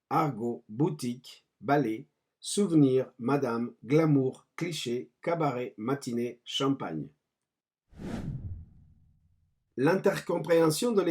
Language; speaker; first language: French; non-native, fluent; Spanish